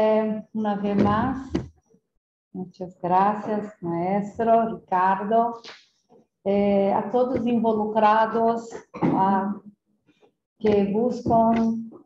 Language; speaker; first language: Spanish; non-native, fluent; Portuguese